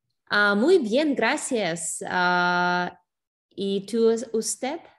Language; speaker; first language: Spanish; non-native, learner; English